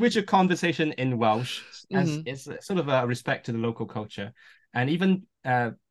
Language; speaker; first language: English; non-native, local second language; Cantonese